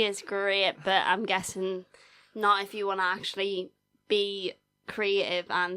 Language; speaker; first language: English; native; English